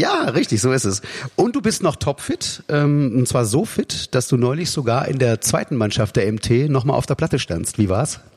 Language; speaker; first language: German; native; German